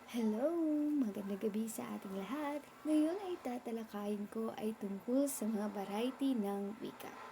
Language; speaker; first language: Filipino; non-native, local second language; Cebuano